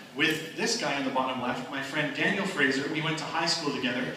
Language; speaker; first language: English; native; English